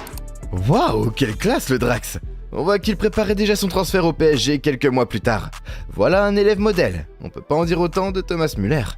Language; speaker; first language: French; native; French